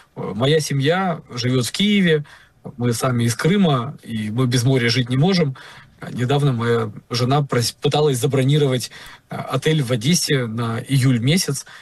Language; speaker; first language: Russian; native; Russian